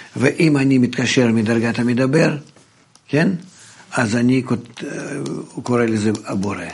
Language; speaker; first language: Hebrew; native; Hebrew